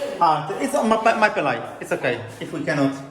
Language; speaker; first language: English; non-native, learner; Polish